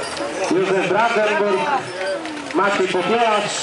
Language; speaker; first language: Polish; native; Polish